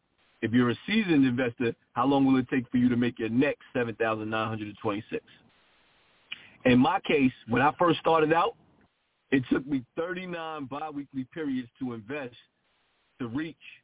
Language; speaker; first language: English; native; English